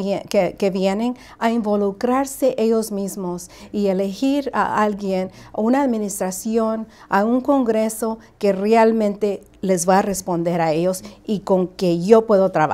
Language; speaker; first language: Spanish; early bilingual, heritage; Spanish